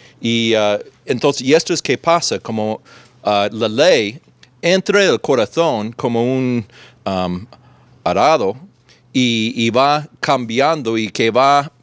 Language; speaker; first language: Spanish; non-native, fluent; English